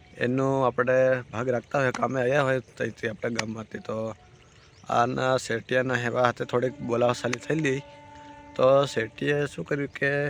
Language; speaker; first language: Gujarati; non-native, local second language; Bhili